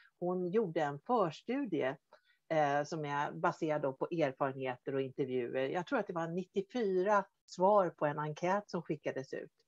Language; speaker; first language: Swedish; native; Swedish